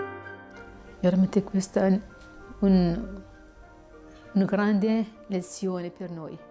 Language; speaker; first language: Italian; non-native, fluent; Assyrian Neo-Aramaic